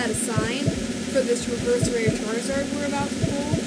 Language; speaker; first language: English; native; English